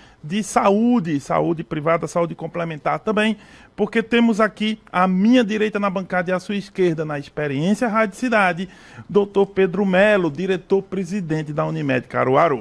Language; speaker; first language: Portuguese; native; Portuguese